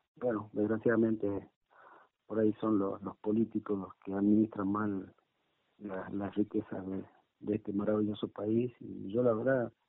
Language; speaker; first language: Spanish; native; Spanish